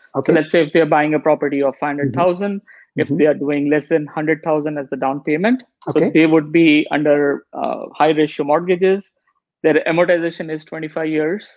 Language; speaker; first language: English; non-native, local second language; Gujarati